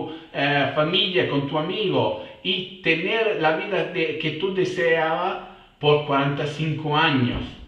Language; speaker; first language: Spanish; non-native, fluent; Italian